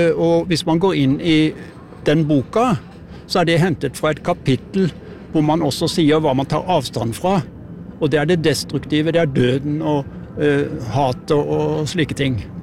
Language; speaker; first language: Norwegian; native; Norwegian